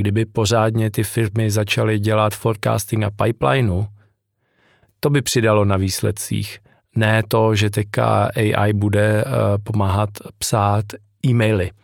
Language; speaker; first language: Czech; native; Czech